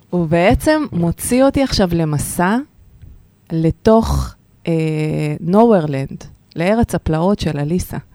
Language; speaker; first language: Hebrew; early bilingual, other home language; Russian